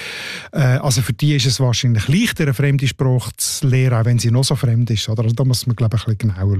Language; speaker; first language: German; native; German